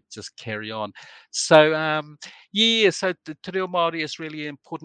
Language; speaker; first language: English; native; English